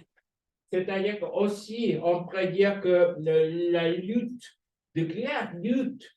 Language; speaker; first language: French; non-native, fluent; Japanese